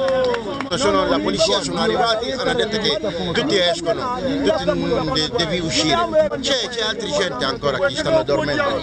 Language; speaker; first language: Italian; non-native, learner; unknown